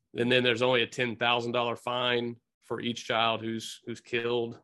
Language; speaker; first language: English; native; English